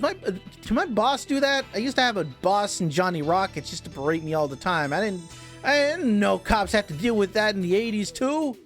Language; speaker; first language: English; native; English